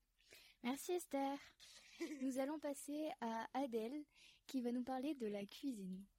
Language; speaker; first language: French; native; French